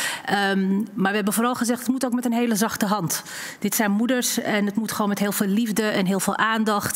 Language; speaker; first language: Dutch; native; Dutch